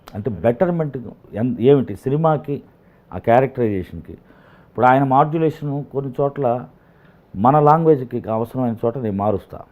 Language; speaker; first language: Telugu; native; Telugu